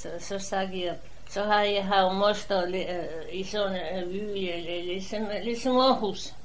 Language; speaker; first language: Danish; non-native, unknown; Polish